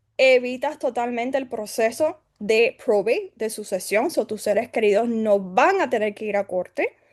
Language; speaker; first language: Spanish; early bilingual, heritage; Spanish